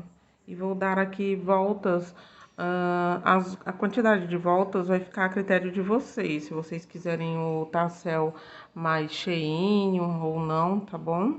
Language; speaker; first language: Portuguese; native; Portuguese